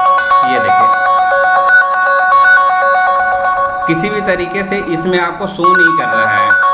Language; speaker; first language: Hindi; native; Hindi